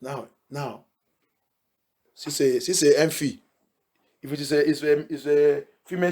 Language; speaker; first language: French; non-native, learner; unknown